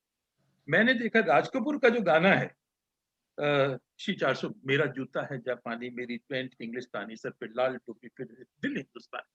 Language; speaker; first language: Hindi; native; Hindi